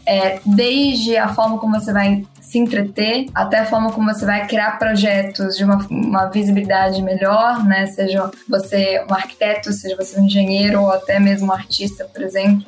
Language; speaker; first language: Portuguese; native; Portuguese